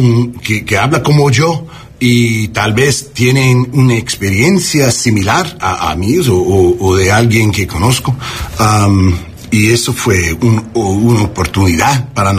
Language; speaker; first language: Spanish; non-native, learner; English